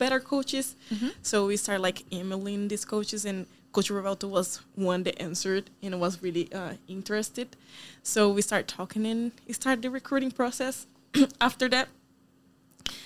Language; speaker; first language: English; non-native, fluent; Portuguese